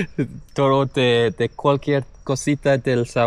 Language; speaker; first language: Spanish; non-native, learner; English